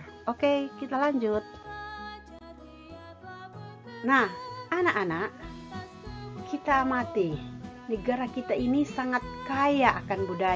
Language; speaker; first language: Indonesian; native; Indonesian